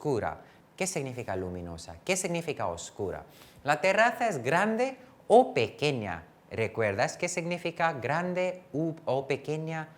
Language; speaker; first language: Spanish; non-native, fluent; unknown